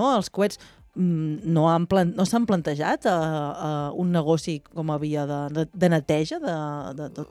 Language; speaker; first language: Catalan; native; Catalan